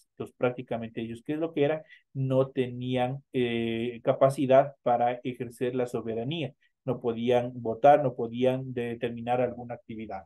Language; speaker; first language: Spanish; native; Spanish